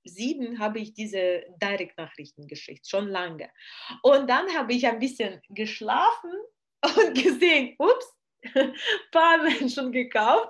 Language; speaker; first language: German; non-native, learner; Russian